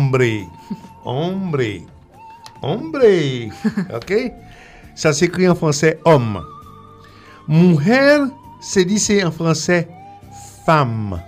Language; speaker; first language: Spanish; non-native, fluent; French